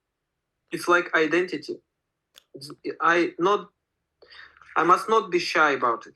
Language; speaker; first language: English; non-native, learner; Russian